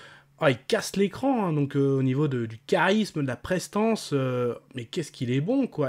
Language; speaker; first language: French; native; French